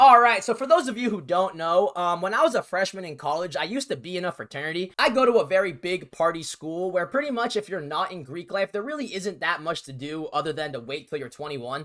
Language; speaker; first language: English; native; English